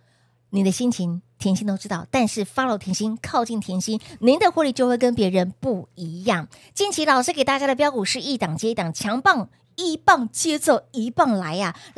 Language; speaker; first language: Chinese; native; Chinese